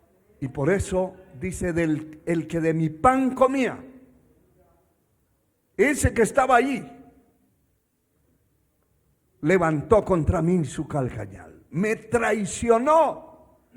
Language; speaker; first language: Spanish; native; Spanish